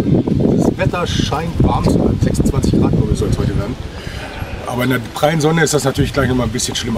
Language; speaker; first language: German; native; German